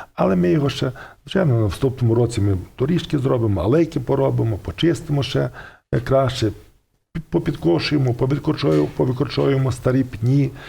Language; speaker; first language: Ukrainian; native; Ukrainian